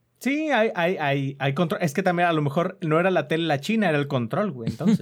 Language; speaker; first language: Spanish; native; Spanish